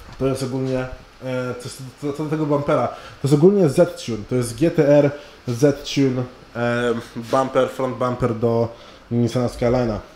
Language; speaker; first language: Polish; early bilingual, other home language; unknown